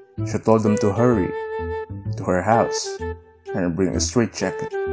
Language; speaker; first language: English; non-native, fluent; Indonesian